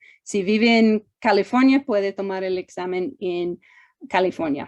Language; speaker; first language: Spanish; non-native, fluent; English